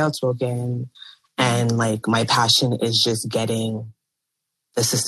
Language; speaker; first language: English; native; English